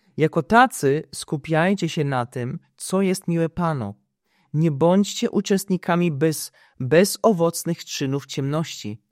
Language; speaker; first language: Polish; native; Polish